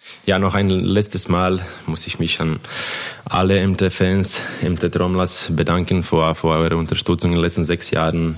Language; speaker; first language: German; non-native, fluent; Croatian